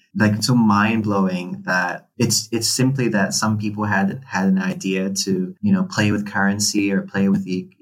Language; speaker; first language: English; non-native, local second language; Cantonese